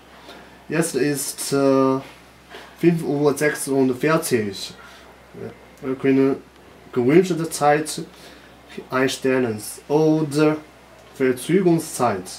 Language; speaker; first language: German; non-native, learner; Chinese